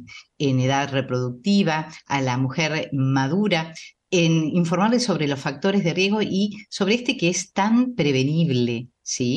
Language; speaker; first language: Spanish; native; Spanish